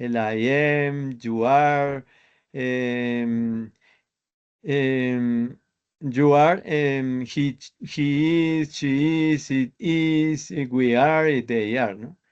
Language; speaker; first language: English; non-native, learner; Spanish